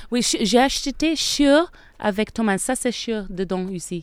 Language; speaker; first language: French; non-native, learner; English